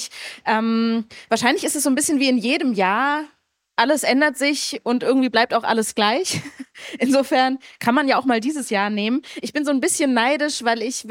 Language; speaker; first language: German; native; German